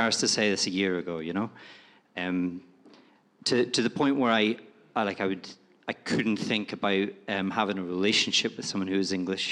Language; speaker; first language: English; native; English